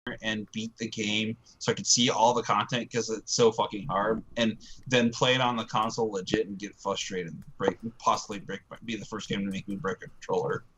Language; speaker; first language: English; native; English